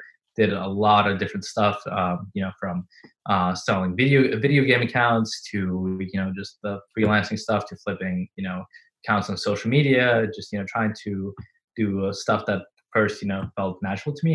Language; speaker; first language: English; non-native, fluent; Russian